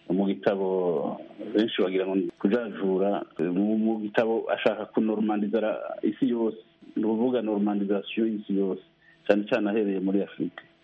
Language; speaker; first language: Rundi; native; Rundi